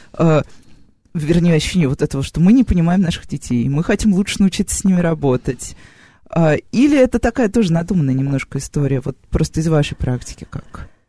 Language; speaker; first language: Russian; native; Russian